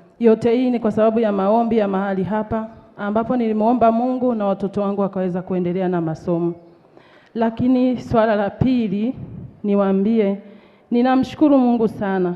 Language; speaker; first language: Swahili; native; Swahili